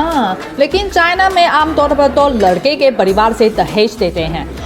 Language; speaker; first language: Hindi; non-native, learner; Chinese